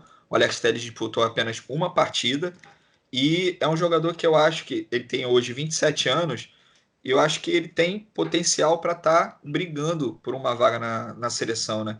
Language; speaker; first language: Portuguese; native; Portuguese